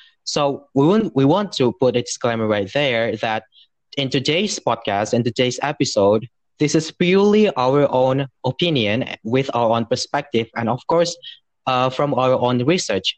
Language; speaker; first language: English; non-native, fluent; Indonesian